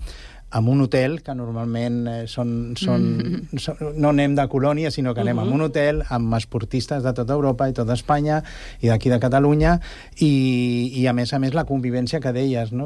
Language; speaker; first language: Catalan; native; Catalan